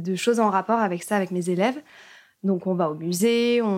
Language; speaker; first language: French; native; French